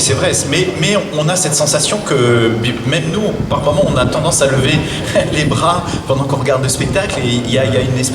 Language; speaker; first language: French; native; French